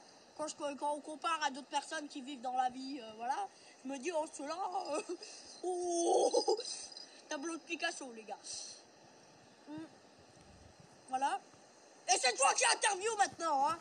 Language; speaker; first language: French; native; French